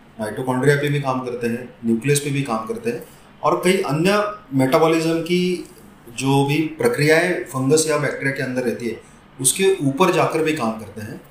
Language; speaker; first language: Hindi; non-native, local second language; Marathi